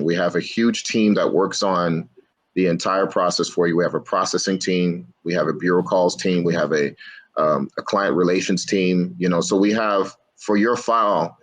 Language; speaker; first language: English; native; English